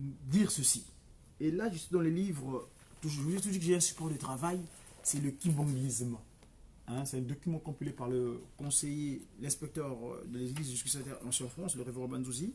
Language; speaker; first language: French; non-native, local second language; Kongo